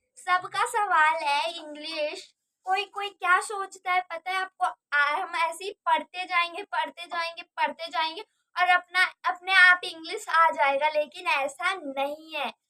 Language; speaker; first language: Hindi; native; Hindi